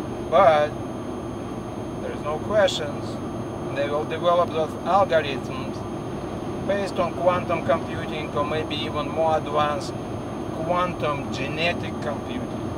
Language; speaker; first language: English; non-native, fluent; Russian